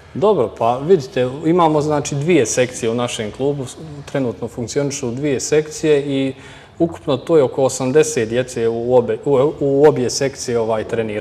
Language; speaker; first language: Serbian; native; Serbian